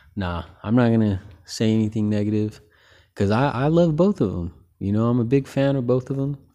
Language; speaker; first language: English; early bilingual, other home language; Filipino